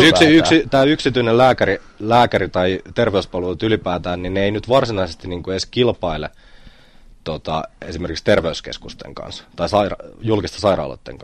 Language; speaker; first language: Finnish; native; Finnish